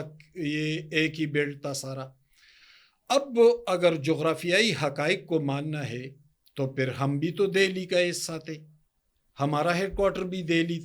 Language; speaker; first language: Urdu; native; Urdu